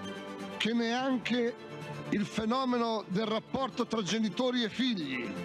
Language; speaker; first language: Italian; native; Italian